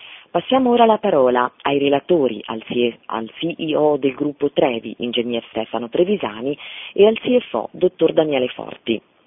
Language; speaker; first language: Italian; native; Italian